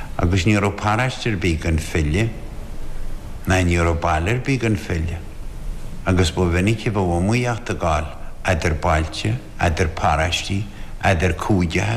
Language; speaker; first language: Irish; native; Irish